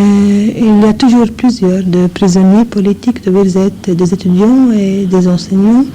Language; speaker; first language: French; non-native, fluent; English